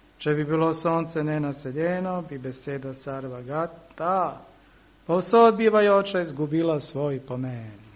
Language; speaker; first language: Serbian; early bilingual, heritage; Serbian